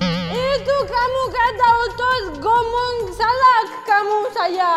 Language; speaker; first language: Indonesian; non-native, learner; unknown